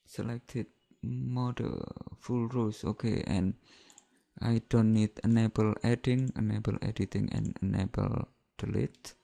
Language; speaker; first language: English; non-native, learner; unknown